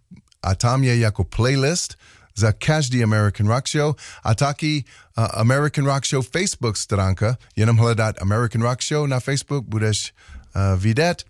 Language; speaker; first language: Czech; non-native, learner; English